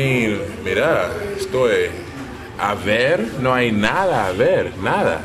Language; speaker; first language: Spanish; non-native, learner; English